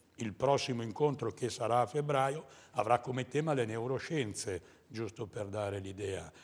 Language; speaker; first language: Italian; native; Italian